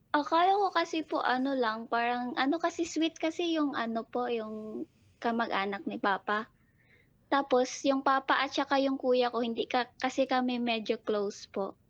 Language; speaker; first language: Filipino; non-native, local second language; Cebuano